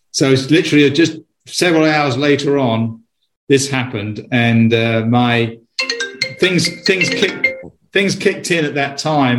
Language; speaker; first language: English; native; English